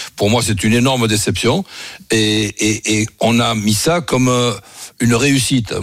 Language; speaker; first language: French; native; French